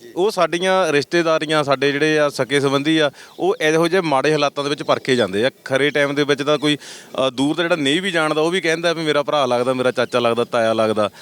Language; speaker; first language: Punjabi; native; Punjabi